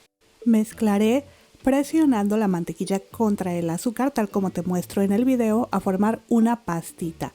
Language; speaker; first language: Spanish; native; Spanish